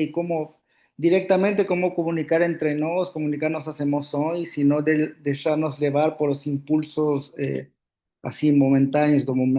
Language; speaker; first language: Portuguese; non-native, fluent; Spanish